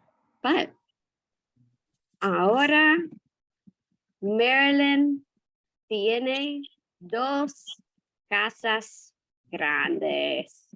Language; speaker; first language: Spanish; non-native, fluent; English